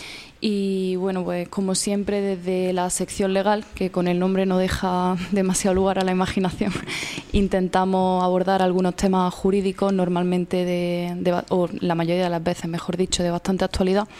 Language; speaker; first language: Spanish; native; Spanish